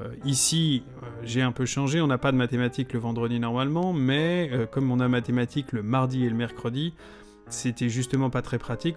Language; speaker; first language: French; native; French